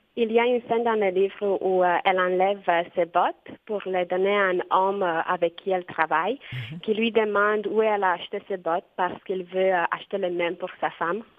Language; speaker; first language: French; non-native, fluent; Romanian